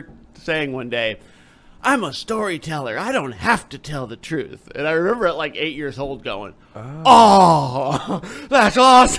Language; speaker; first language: English; native; English